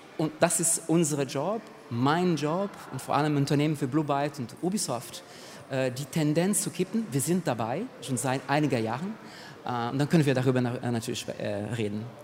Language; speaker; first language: German; non-native, fluent; Portuguese